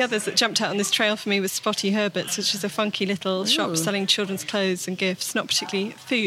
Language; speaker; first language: English; native; English